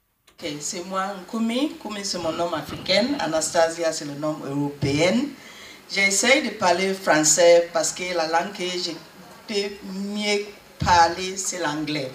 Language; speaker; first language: French; non-native, learner; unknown